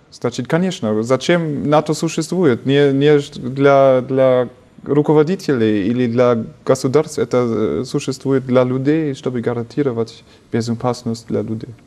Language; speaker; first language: Russian; non-native, fluent; German